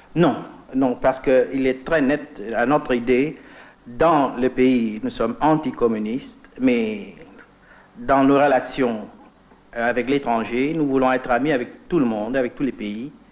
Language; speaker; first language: French; non-native, fluent; Indonesian